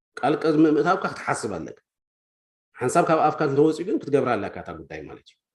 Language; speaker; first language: Tigrinya; native; Tigrinya